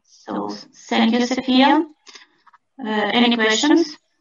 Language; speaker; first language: English; non-native, learner; Ukrainian